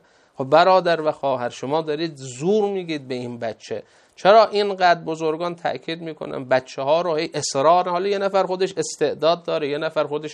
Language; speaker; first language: Persian; native; Persian